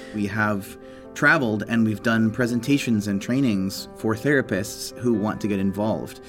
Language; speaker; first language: English; native; English